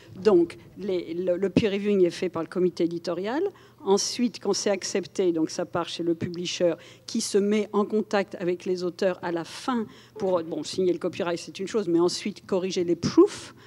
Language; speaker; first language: French; native; French